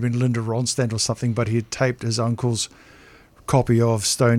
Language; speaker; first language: English; native; English